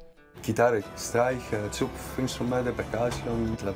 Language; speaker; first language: German; non-native, fluent; Greek